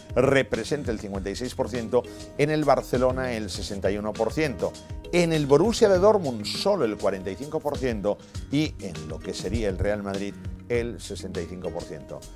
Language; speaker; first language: Spanish; native; Spanish